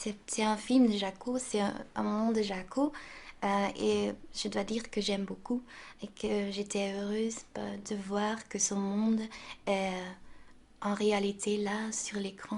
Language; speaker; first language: French; non-native, local second language; Dutch